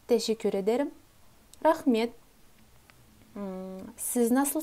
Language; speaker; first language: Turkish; non-native, fluent; Kazakh